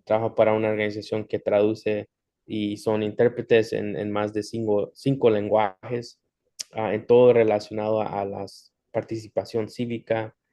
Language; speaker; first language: Spanish; early bilingual, heritage; Spanish